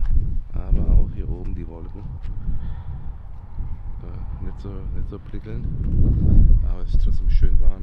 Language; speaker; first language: German; native; German